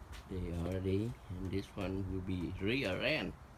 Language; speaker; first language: English; non-native, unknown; Vietnamese